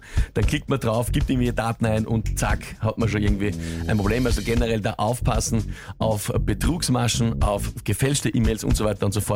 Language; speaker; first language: German; native; German